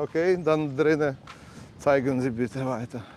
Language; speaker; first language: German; non-native, learner; Ukrainian